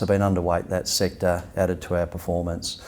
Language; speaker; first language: English; native; English